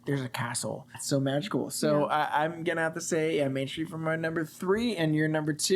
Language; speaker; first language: English; native; English